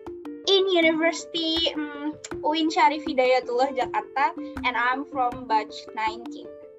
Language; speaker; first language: English; non-native, learner; Indonesian